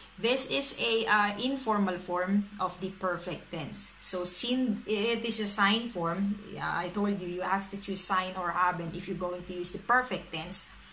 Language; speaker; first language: English; non-native, local second language; Filipino